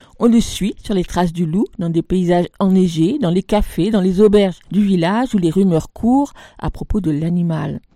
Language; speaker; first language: French; native; French